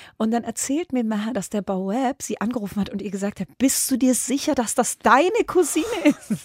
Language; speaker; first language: German; early bilingual, other home language; Arabic